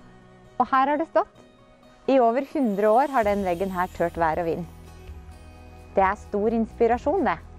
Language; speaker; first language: Norwegian; native; Norwegian